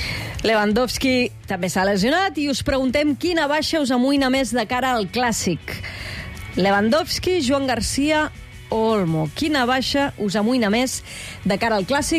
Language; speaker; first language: Catalan; native; Catalan